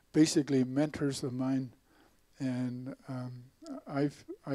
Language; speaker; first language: English; native; English